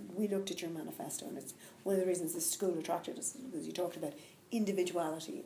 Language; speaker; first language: English; native; English